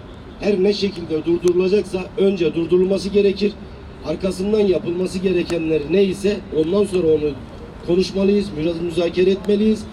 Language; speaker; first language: Turkish; native; Turkish